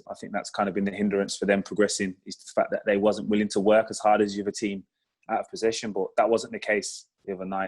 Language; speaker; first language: English; native; English